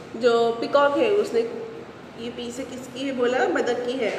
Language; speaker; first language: Hindi; non-native, local second language; Marathi